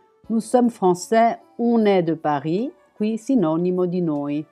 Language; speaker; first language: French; non-native, fluent; Italian